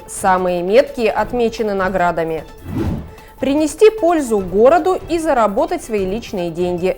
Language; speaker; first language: Russian; native; Russian